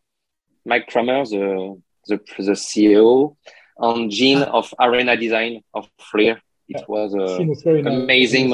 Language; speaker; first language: English; non-native, learner; French